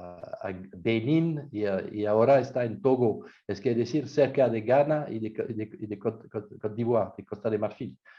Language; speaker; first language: Spanish; non-native, fluent; French